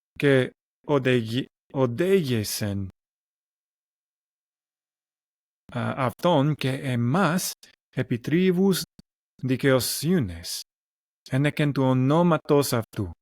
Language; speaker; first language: Greek; non-native, learner; English